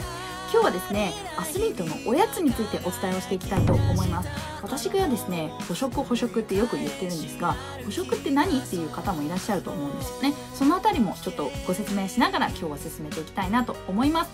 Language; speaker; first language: Japanese; native; Japanese